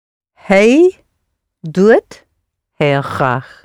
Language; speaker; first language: Dutch; non-native, learner; English